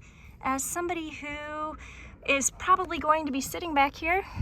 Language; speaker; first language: English; native; English